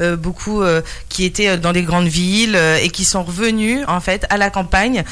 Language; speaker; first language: French; native; French